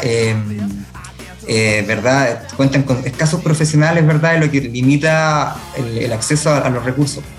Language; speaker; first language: Spanish; native; Spanish